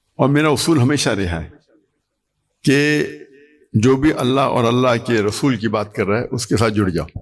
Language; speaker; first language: Urdu; non-native, local second language; English